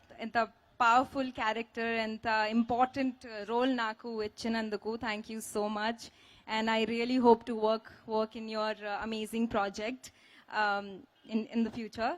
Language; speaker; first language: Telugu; non-native, local second language; Hindi